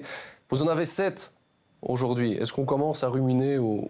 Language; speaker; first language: French; native; French